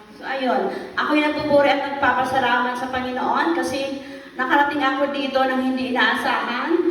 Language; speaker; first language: Filipino; non-native, local second language; Cebuano